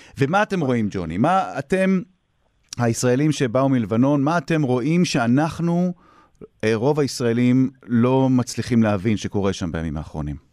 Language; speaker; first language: Hebrew; native; Hebrew